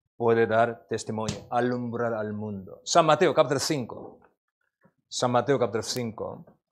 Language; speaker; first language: Spanish; non-native, learner; Korean